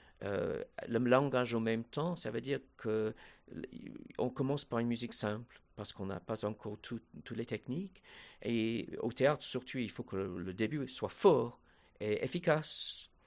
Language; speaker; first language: French; non-native, fluent; English